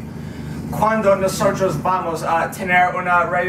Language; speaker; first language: Spanish; non-native, learner; English